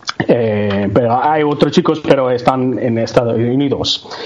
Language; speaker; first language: Spanish; non-native, learner; Tamil